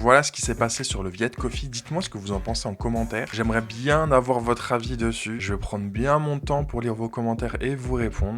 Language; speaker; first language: French; native; French